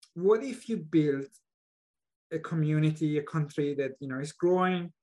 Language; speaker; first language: English; non-native, fluent; Persian